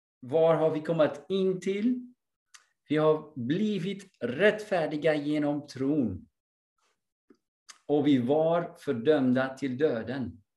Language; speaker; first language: Swedish; non-native, fluent; English